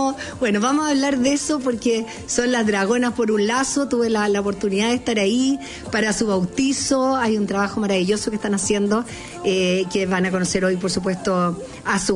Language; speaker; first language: Spanish; native; Spanish